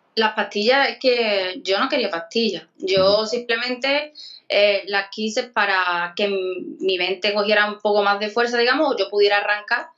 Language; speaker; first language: Spanish; native; Spanish